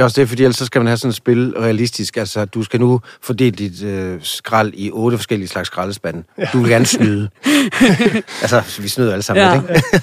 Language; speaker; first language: Danish; native; Danish